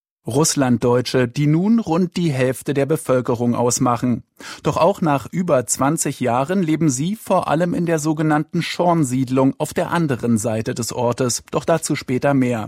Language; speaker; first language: German; native; German